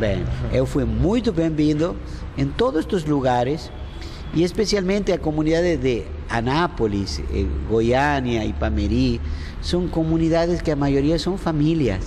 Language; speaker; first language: Portuguese; non-native, fluent; Spanish